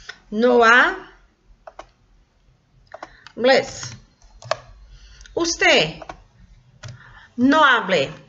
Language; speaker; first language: Spanish; non-native, local second language; Portuguese